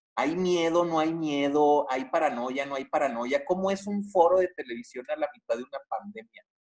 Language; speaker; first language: Spanish; native; Spanish